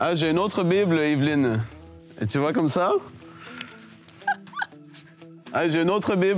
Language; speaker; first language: French; native; French